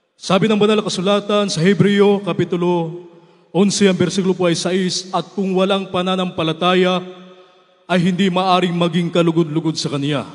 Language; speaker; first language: Filipino; native; Filipino